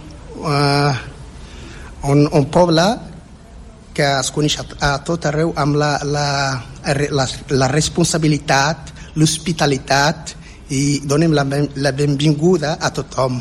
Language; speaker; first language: Catalan; non-native, fluent; Berber languages